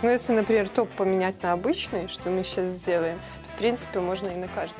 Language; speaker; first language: Russian; native; Russian